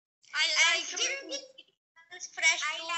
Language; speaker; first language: English; non-native, learner; Hindi